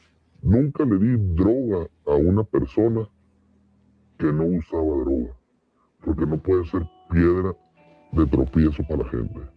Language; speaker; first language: Spanish; native; Spanish